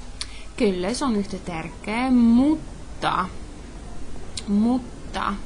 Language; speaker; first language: Finnish; non-native, fluent; Polish